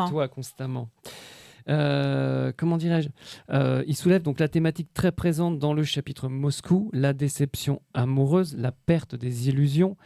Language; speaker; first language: French; native; French